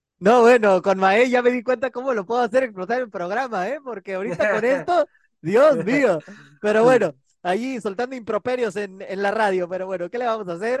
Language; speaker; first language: Spanish; native; Spanish